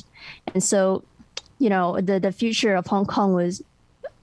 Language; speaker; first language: English; non-native, local second language; Cantonese